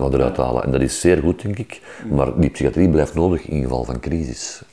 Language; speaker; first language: Dutch; native; Dutch